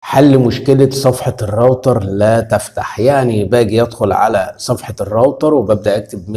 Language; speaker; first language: Arabic; native; Arabic